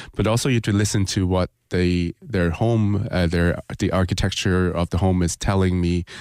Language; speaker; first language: English; non-native, local second language; Cantonese